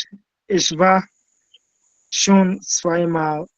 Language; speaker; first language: German; non-native, learner; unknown